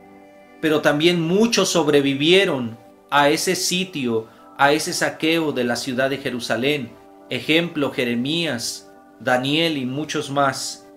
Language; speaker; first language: Spanish; native; Spanish